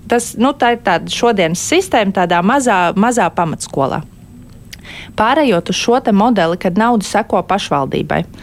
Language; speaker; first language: Latvian; native; Latvian